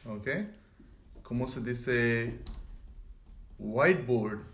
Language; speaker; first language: Spanish; non-native, learner; English